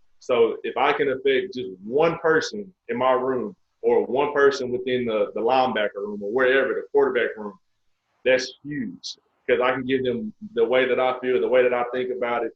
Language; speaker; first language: English; native; English